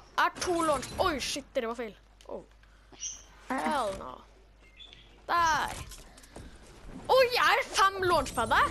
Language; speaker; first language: Norwegian; native; Norwegian